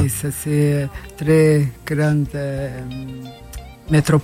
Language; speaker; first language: French; non-native, learner; Portuguese